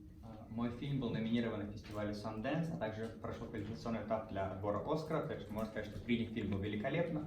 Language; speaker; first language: Russian; native; Russian